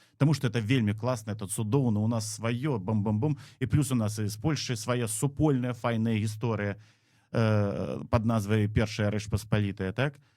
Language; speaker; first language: Belarusian; native; Belarusian